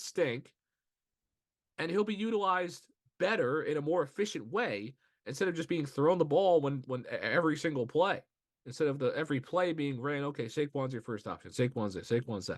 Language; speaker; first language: English; native; English